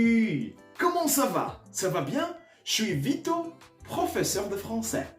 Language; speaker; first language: French; non-native, fluent; Portuguese